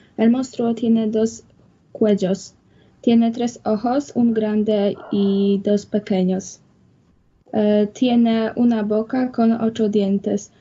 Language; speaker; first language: Spanish; non-native, learner; Polish